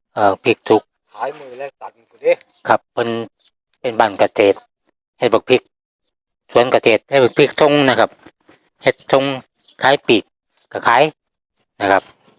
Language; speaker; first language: Thai; native; Thai